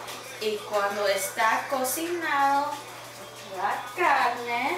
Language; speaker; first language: Spanish; non-native, learner; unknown